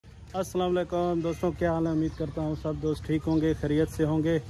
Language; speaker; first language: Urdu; non-native, local second language; Saraiki